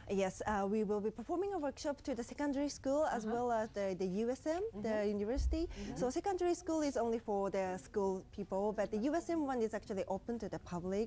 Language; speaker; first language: English; non-native, fluent; Japanese